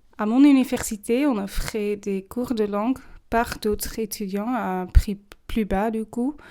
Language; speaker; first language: French; non-native, fluent; English